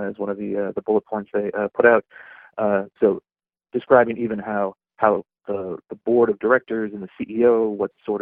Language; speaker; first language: English; native; English